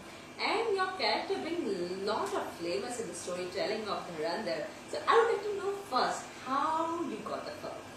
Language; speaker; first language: English; non-native, local second language; Hindi